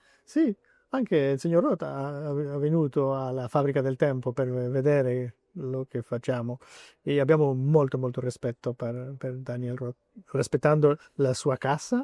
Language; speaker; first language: Italian; non-native, learner; French